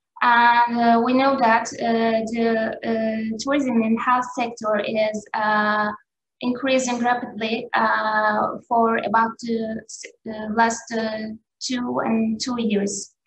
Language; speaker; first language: English; non-native, fluent; Turkish